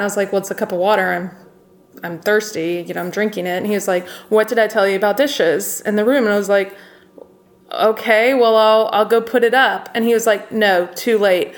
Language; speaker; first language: English; native; English